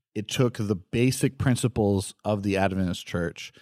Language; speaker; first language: English; native; English